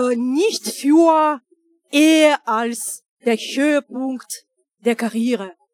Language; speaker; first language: German; non-native, fluent; Russian